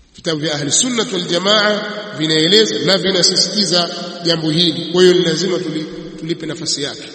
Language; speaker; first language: Swahili; native; Swahili